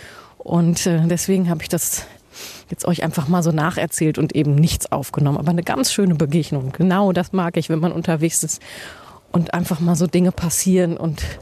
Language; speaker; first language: German; native; German